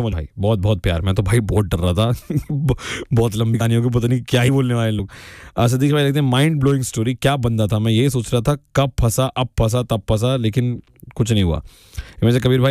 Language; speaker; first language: Hindi; native; Hindi